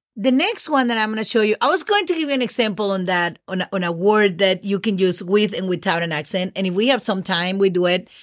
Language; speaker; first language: English; non-native, fluent; Spanish